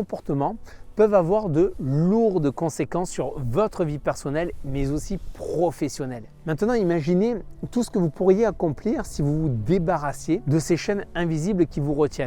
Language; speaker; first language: French; native; French